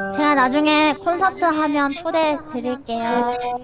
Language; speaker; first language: Korean; non-native, fluent; English